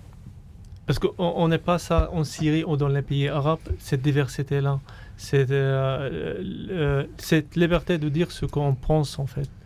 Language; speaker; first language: French; non-native, fluent; Arabic